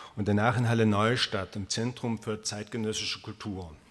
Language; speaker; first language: German; native; German